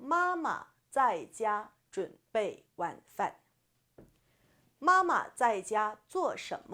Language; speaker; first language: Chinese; non-native, fluent; Korean